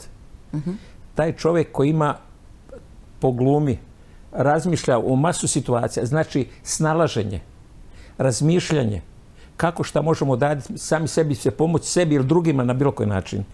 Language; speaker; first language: Croatian; native; Croatian